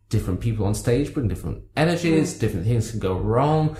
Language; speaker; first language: English; native; English